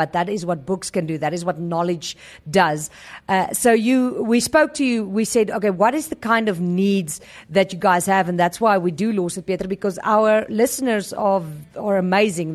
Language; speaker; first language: English; non-native, local second language; Afrikaans